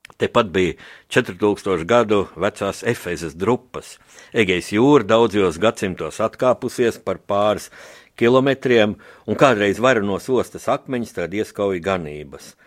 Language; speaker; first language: Latvian; native; Latvian